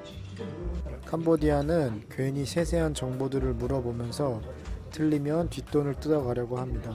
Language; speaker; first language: Korean; native; Korean